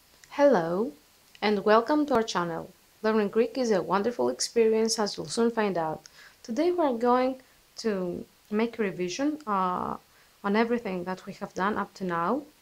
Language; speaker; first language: English; non-native, fluent; Greek